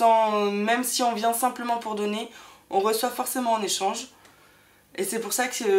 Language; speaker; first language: French; native; French